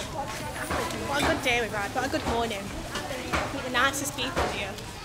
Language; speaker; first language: English; native; English